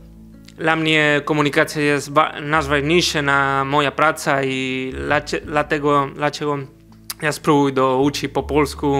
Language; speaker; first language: Polish; non-native, learner; Spanish